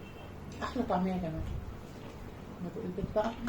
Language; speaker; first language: Arabic; native; Arabic